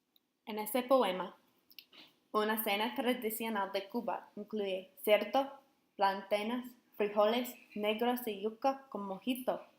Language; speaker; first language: Spanish; non-native, learner; English